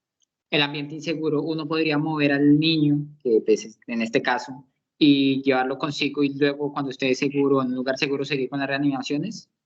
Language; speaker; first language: Spanish; native; Spanish